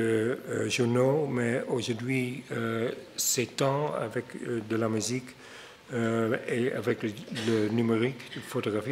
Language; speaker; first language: French; non-native, fluent; Dutch